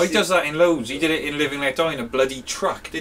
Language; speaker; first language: English; native; English